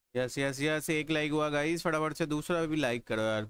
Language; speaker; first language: Hindi; native; Hindi